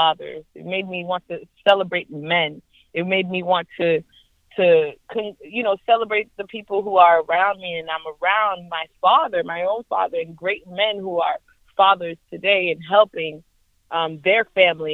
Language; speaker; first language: English; native; English